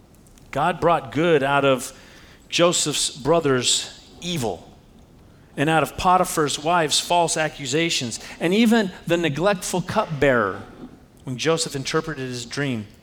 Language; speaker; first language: English; native; English